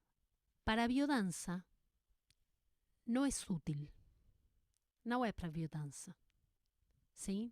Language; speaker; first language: Portuguese; non-native, learner; Spanish